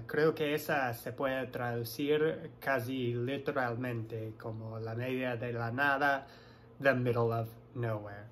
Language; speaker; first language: Spanish; non-native, fluent; English